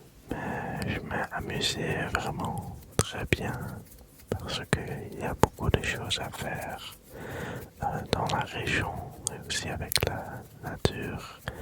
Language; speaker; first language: French; early bilingual, other home language; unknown